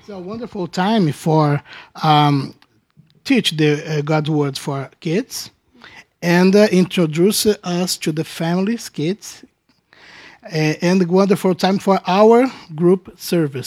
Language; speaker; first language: English; non-native, learner; Portuguese